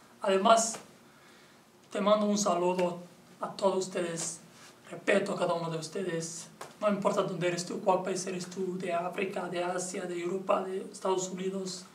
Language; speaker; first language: Spanish; non-native, learner; Portuguese